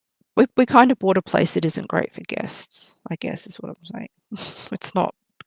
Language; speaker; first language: English; native; English